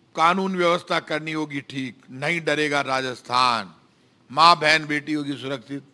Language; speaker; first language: Hindi; native; Hindi